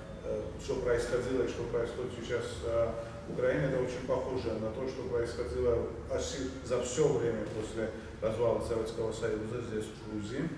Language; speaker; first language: Russian; non-native, fluent; Georgian